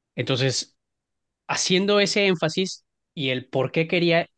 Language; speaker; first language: Spanish; native; Spanish